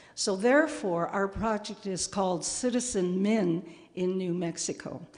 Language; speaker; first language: English; native; English